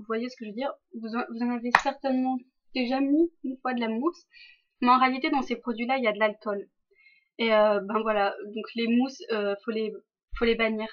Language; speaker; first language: French; native; French